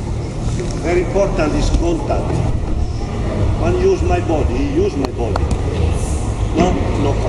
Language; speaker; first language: English; non-native, learner; Italian